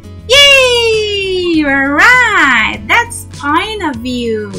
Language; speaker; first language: English; non-native, fluent; Indonesian